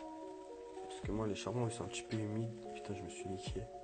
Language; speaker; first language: French; native; French